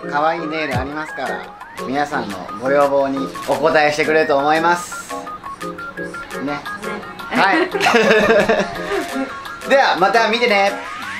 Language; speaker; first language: Japanese; native; Japanese